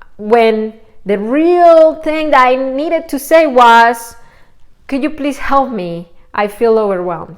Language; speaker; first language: English; non-native, fluent; Spanish